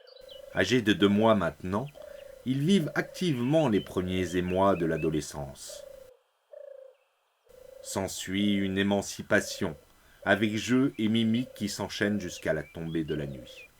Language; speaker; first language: French; native; French